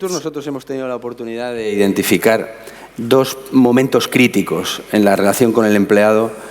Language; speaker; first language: Spanish; native; Spanish